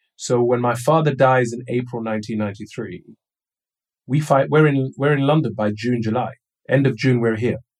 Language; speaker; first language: English; early bilingual, other home language; Somali